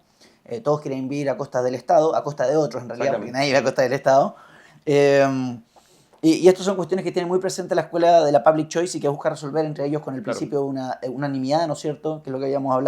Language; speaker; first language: Spanish; native; Spanish